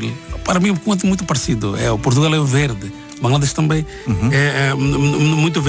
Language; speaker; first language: Portuguese; non-native, learner; Bangla